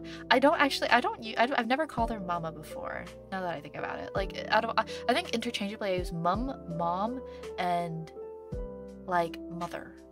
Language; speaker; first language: English; early bilingual, other home language; Korean